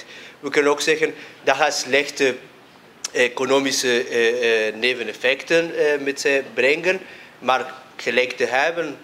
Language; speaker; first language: Dutch; non-native, fluent; Spanish